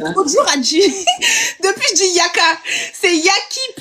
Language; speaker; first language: French; native; French